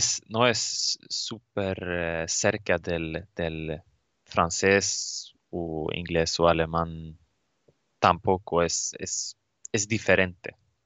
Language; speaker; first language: Spanish; non-native, learner; Swedish